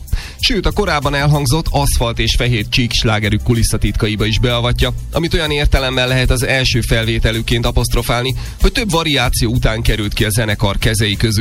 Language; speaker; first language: Hungarian; native; Hungarian